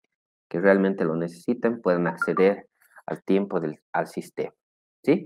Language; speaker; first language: Spanish; native; Spanish